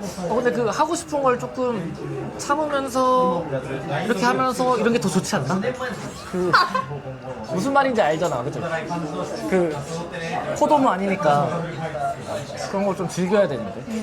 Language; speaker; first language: Korean; native; Korean